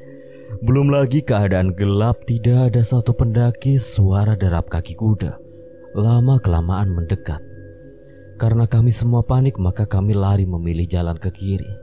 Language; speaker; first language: Indonesian; native; Indonesian